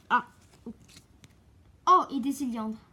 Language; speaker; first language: French; native; French